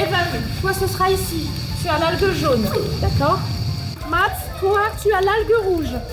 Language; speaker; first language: French; native; French